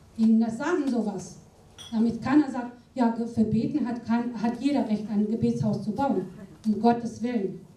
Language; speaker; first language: German; non-native, fluent; Aramaic